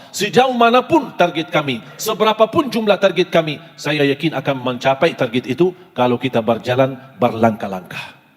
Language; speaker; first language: Malay; non-native, fluent; Arabic